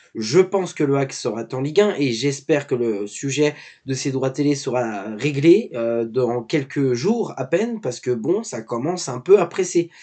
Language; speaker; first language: French; native; French